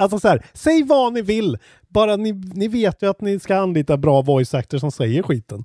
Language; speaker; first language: Swedish; native; Swedish